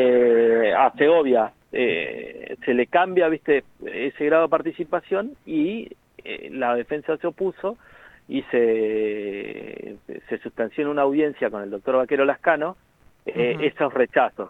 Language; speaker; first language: Spanish; native; Spanish